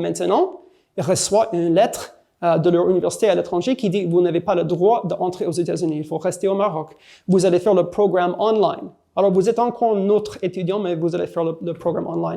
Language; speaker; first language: French; non-native, fluent; English